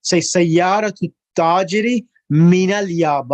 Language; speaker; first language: Arabic; non-native, fluent; English